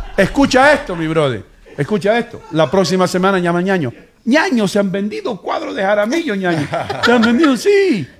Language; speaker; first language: Spanish; early bilingual, heritage; Spanish